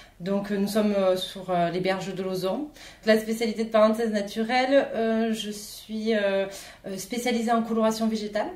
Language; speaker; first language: French; native; French